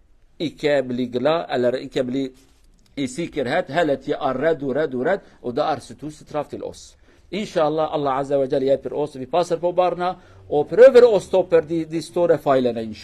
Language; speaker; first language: Norwegian; non-native, fluent; Kurdish